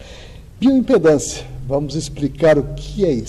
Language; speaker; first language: Portuguese; native; Portuguese